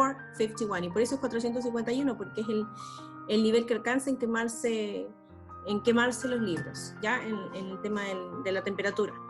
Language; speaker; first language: Spanish; native; Spanish